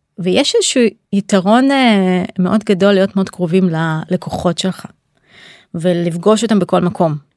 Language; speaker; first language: Hebrew; native; Hebrew